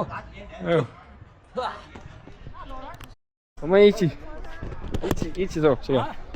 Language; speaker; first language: Chinese; non-native, learner; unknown